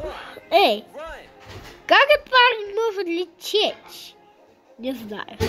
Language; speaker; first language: Russian; early bilingual, heritage; Russian